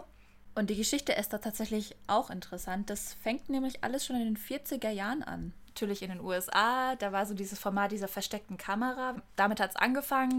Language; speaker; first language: German; native; German